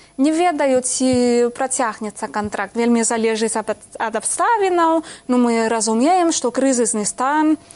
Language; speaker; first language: Belarusian; non-native, fluent; Spanish